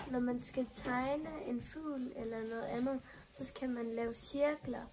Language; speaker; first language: Danish; native; Danish